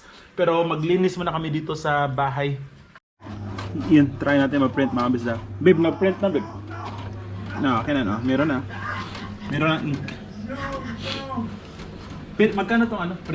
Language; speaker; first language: Filipino; non-native, local second language; Cebuano